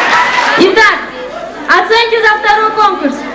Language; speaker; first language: Russian; non-native, local second language; Uzbek